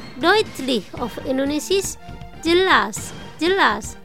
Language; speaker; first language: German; non-native, fluent; Indonesian